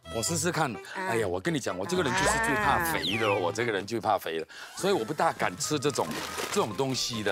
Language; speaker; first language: Chinese; native; Chinese